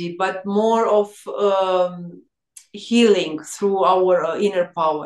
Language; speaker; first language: English; non-native, fluent; Romanian